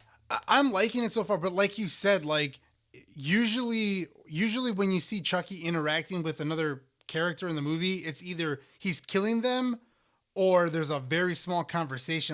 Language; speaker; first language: English; native; English